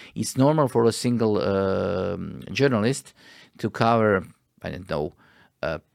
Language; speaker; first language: English; non-native, fluent; Croatian